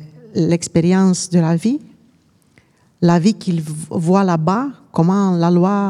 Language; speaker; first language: French; non-native, fluent; Romanian